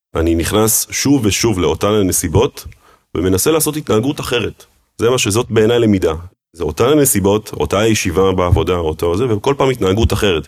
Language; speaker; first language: Hebrew; early bilingual, other home language; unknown